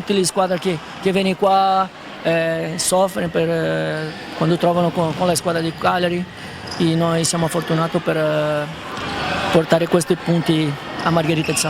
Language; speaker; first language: Italian; non-native, fluent; Spanish